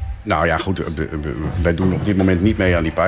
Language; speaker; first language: Dutch; native; Dutch